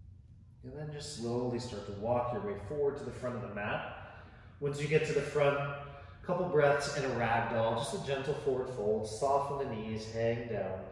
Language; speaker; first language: English; native; English